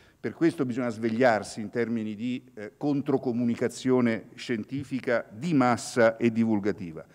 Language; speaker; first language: Italian; native; Italian